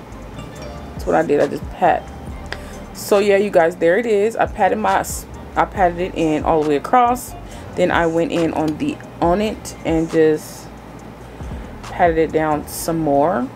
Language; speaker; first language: English; native; English